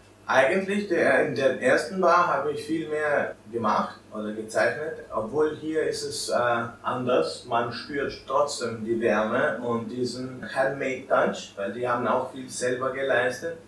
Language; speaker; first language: German; non-native, fluent; Albanian